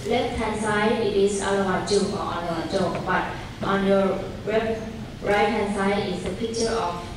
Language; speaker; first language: English; non-native, fluent; Thai